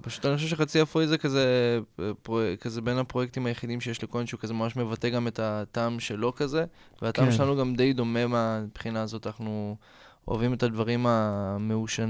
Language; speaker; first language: Hebrew; native; Hebrew